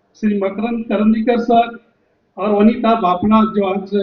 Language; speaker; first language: Hindi; non-native, local second language; Marathi